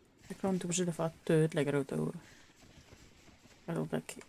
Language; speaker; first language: French; native; French